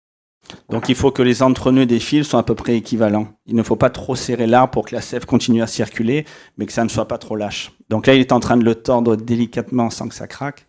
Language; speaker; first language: French; native; French